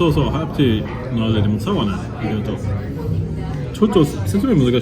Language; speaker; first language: Japanese; non-native, fluent; French